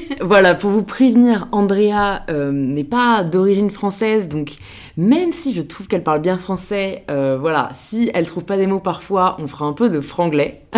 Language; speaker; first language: French; native; French